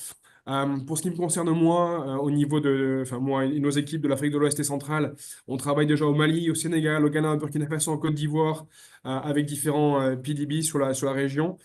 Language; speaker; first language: French; native; French